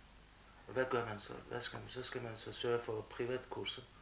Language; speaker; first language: Danish; non-native, fluent; Kurdish